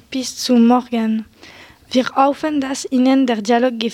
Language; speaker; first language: German; non-native, learner; French